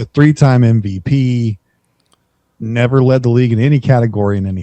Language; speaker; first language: English; native; English